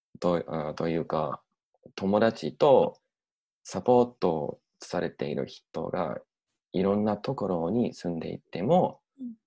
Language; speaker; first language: Japanese; non-native, learner; English